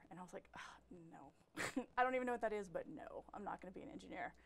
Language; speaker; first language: English; native; English